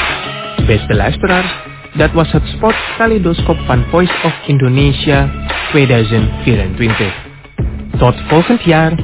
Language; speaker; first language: Dutch; non-native, fluent; Indonesian